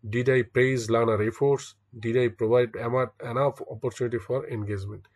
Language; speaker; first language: English; non-native, local second language; Bangla